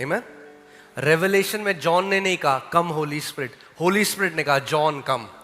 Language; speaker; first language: Hindi; native; Hindi